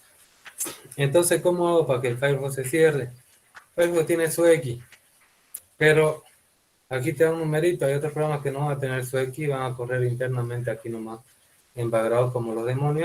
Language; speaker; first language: Spanish; native; Spanish